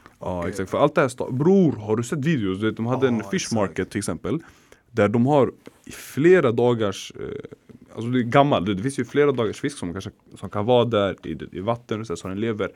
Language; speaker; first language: Swedish; early bilingual, other home language; Arabic